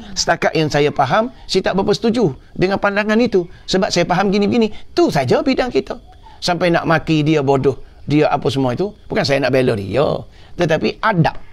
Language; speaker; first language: Malay; native; Malay